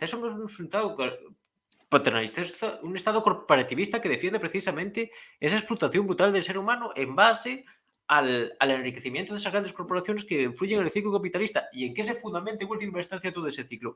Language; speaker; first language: Spanish; native; Spanish